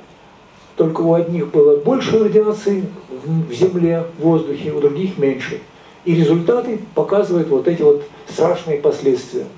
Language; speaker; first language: Russian; native; Russian